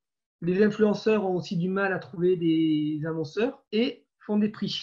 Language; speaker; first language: French; native; French